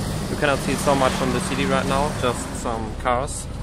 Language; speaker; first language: English; non-native, fluent; German